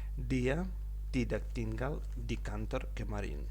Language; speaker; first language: Indonesian; non-native, fluent; Ukrainian